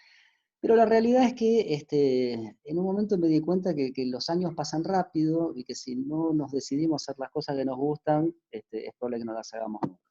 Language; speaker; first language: Spanish; native; Spanish